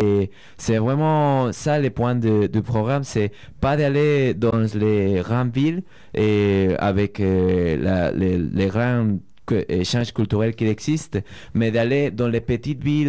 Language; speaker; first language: French; non-native, fluent; Spanish